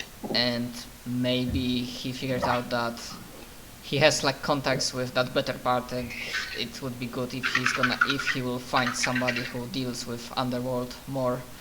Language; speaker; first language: English; non-native, fluent; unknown